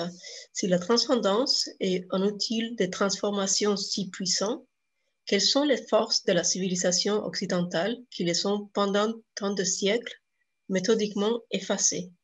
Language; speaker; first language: French; non-native, fluent; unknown